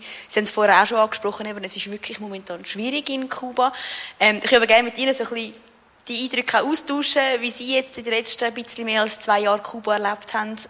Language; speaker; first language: German; native; German